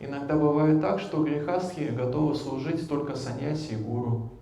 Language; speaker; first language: Russian; native; Russian